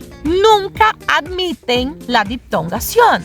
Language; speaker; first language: Spanish; non-native, fluent; Portuguese